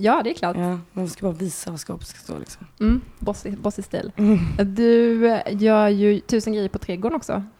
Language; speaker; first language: Swedish; native; Swedish